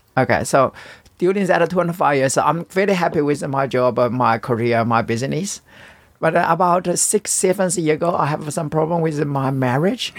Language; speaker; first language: English; non-native, learner; Chinese